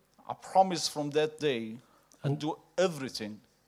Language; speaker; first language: English; non-native, fluent; Persian